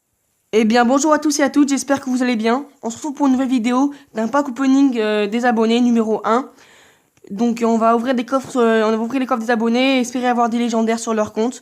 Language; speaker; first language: French; native; French